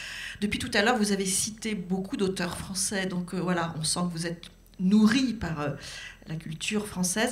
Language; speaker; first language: French; native; French